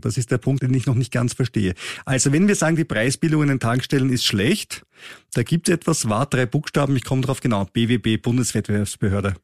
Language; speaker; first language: German; native; German